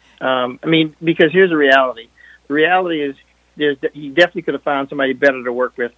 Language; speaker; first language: English; non-native, fluent; French